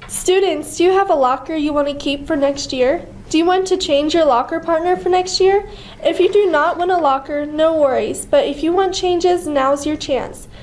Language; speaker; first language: English; native; English